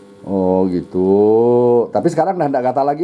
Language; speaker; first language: Indonesian; native; Indonesian